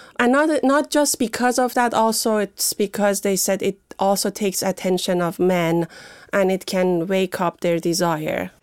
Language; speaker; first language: English; non-native, fluent; Persian